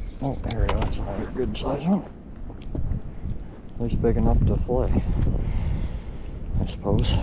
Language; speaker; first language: English; native; English